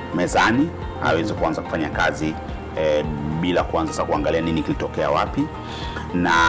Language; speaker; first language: Swahili; native; Swahili